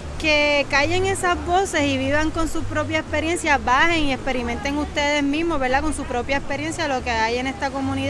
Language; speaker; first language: Spanish; native; Spanish